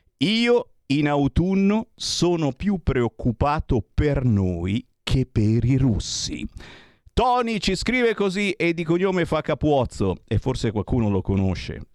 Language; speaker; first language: Italian; native; Italian